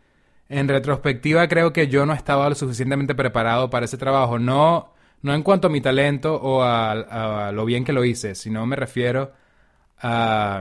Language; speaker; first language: Spanish; native; Spanish